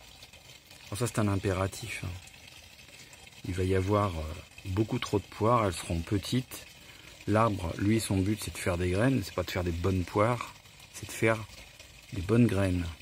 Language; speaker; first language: French; native; French